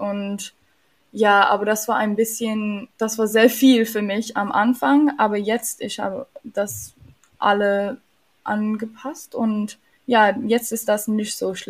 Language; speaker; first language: German; non-native, learner; English